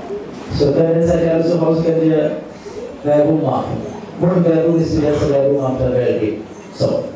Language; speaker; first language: German; non-native, fluent; Sinhala